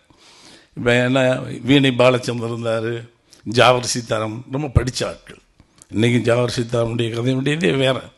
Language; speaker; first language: Tamil; native; Tamil